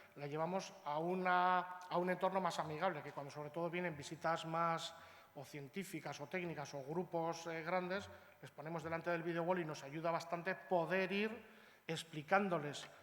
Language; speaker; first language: Spanish; native; Spanish